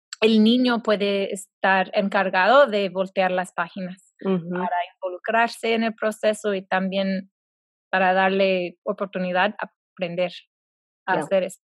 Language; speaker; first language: Spanish; non-native, fluent; English